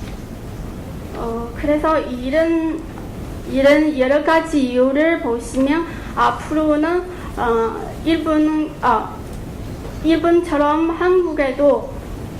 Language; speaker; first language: Korean; non-native, fluent; Chinese